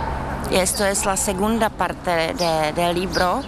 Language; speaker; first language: Spanish; non-native, fluent; Czech